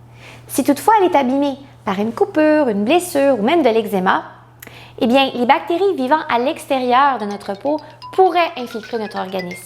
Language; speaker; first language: French; native; French